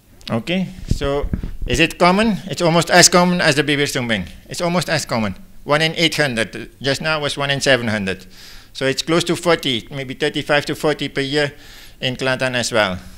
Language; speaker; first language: English; non-native, fluent; Dutch